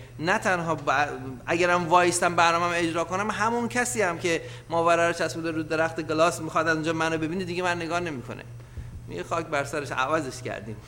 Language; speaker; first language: Persian; native; Persian